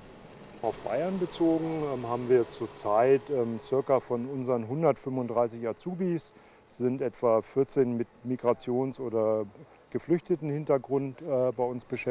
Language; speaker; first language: German; native; German